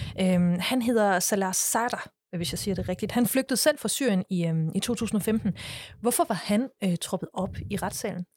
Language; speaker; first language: Danish; native; Danish